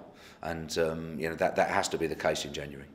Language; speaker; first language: English; native; English